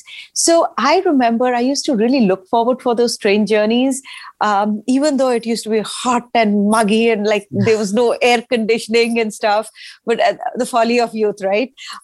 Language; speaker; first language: English; non-native, local second language; Hindi